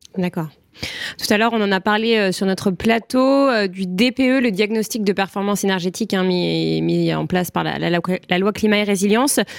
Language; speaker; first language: French; native; French